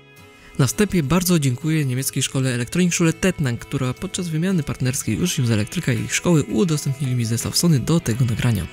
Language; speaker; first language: Polish; native; Polish